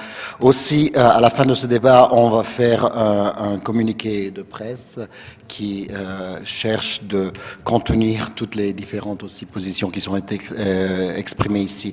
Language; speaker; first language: French; non-native, fluent; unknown